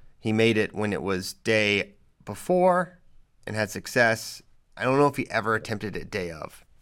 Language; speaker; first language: English; native; English